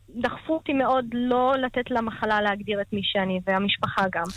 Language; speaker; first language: Hebrew; native; Hebrew